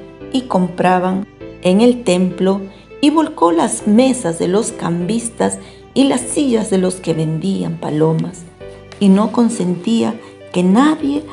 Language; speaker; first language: Spanish; native; Spanish